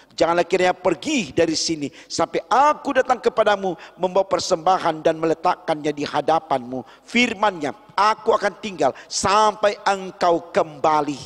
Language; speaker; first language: Indonesian; native; Indonesian